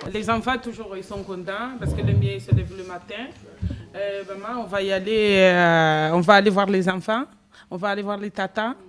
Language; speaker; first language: French; non-native, learner; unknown